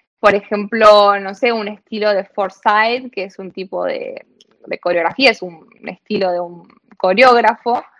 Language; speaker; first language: Spanish; native; Spanish